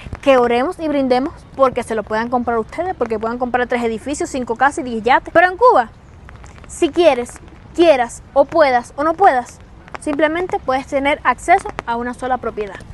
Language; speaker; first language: Spanish; native; Spanish